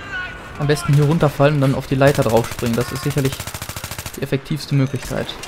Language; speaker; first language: German; native; German